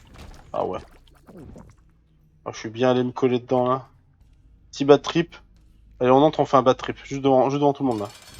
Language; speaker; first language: French; native; French